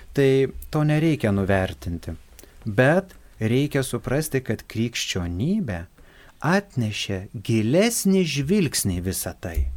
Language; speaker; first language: Lithuanian; native; Lithuanian